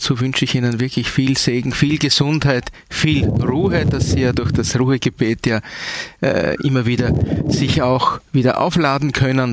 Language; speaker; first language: German; native; German